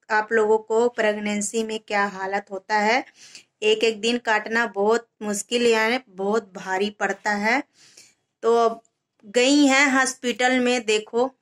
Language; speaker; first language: Hindi; native; Hindi